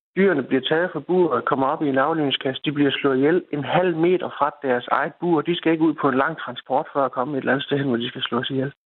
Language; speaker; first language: Danish; native; Danish